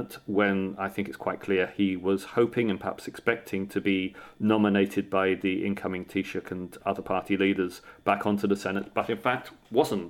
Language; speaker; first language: English; native; English